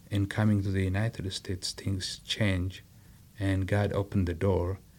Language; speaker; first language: English; non-native, fluent; Amharic